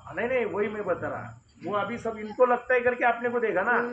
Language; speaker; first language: Hindi; non-native, local second language; Marathi